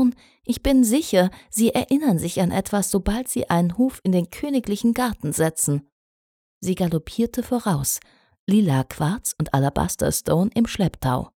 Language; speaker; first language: German; native; German